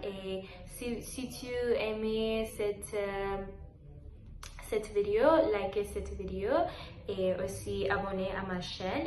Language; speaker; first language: French; non-native, learner; Telugu